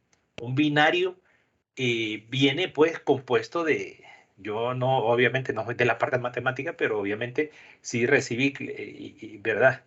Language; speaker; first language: Spanish; native; Spanish